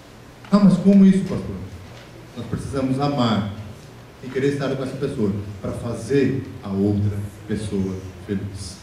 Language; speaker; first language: Portuguese; native; Portuguese